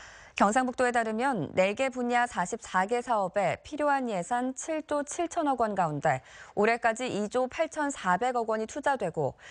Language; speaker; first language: Korean; native; Korean